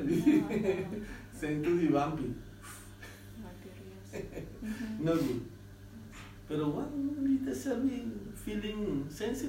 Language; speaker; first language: English; non-native, learner; Spanish